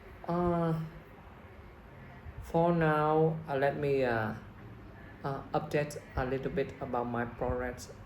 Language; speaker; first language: English; non-native, learner; Vietnamese